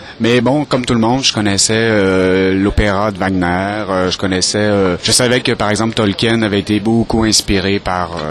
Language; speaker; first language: French; native; French